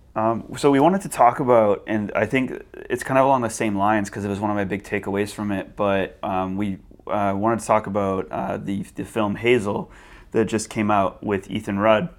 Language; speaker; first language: English; native; English